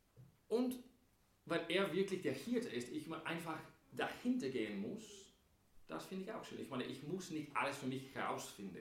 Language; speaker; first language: German; non-native, fluent; English